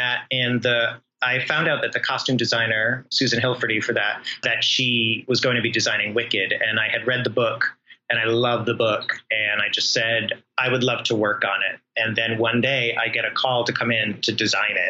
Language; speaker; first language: English; native; English